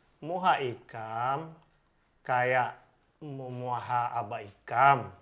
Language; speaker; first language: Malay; native; Malay